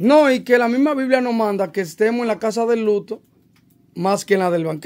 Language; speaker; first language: Spanish; native; Spanish